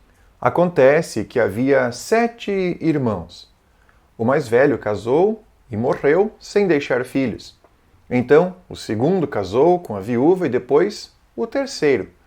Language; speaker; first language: Portuguese; native; Portuguese